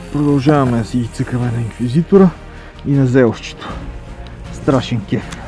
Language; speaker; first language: Bulgarian; native; Bulgarian